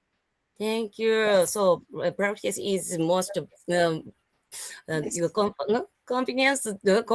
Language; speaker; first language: English; non-native, learner; Japanese